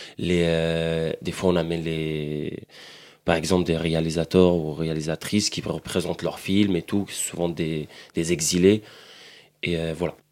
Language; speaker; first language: French; non-native, fluent; Arabic